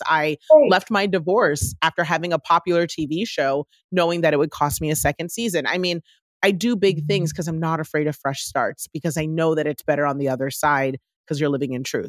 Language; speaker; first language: English; native; English